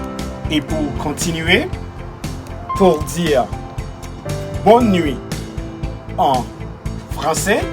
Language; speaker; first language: French; non-native, local second language; Haitian Creole